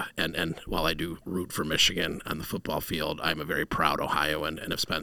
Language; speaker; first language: English; native; English